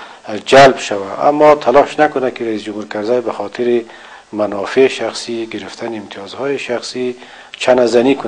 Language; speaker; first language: Persian; native; Persian